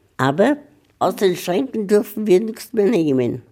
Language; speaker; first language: German; early bilingual, heritage; Czech